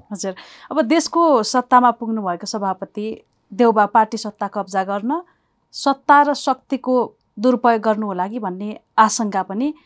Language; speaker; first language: Nepali; native; Nepali